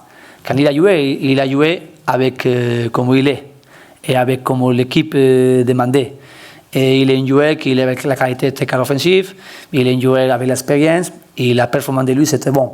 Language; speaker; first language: French; non-native, learner; Spanish